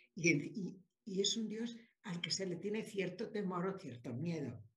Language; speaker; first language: Spanish; native; Spanish